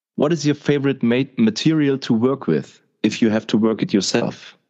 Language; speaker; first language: English; non-native, fluent; German